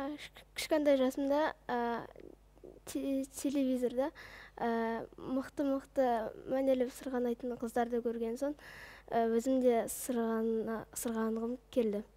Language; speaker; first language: Kazakh; non-native, local second language; Russian